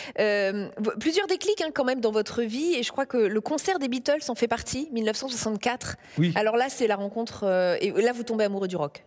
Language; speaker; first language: French; native; French